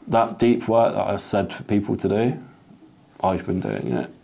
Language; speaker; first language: English; native; English